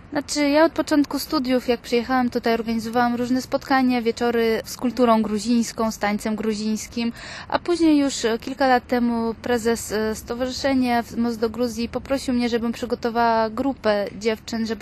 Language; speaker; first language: Polish; non-native, fluent; Georgian